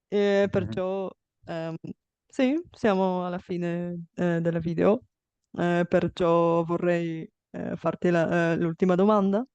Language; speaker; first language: Italian; non-native, fluent; Bulgarian